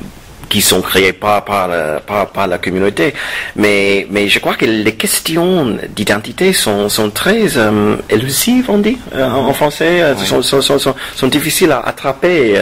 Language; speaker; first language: French; non-native, fluent; English